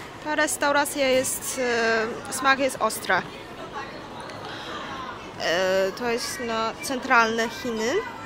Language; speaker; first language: Polish; non-native, learner; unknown